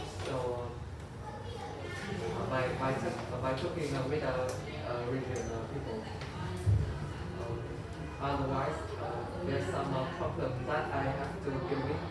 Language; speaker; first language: English; non-native, learner; Vietnamese